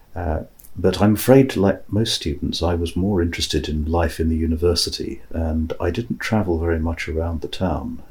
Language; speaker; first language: English; native; English